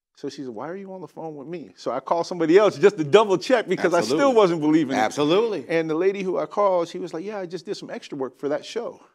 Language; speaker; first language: English; native; English